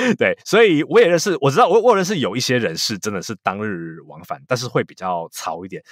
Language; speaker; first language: Chinese; native; Chinese